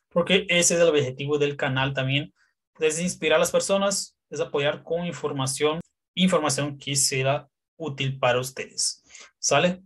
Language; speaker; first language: Spanish; non-native, fluent; Portuguese